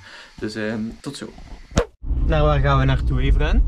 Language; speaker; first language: Dutch; native; Dutch